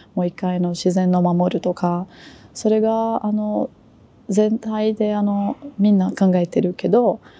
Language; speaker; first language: Japanese; non-native, fluent; Portuguese